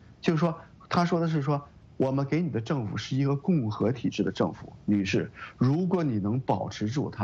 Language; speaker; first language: Chinese; native; Chinese